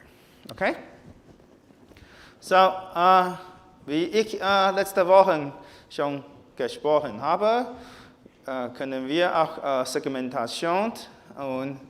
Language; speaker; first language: German; non-native, learner; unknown